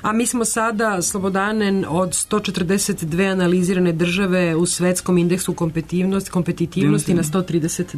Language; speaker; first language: Serbian; native; Serbian